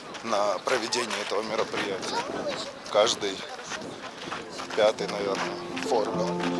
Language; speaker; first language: Russian; native; Russian